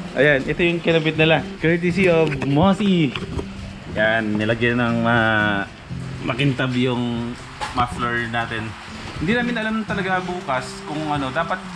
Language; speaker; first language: Filipino; native; Filipino